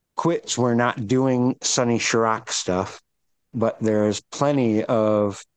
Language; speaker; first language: English; native; English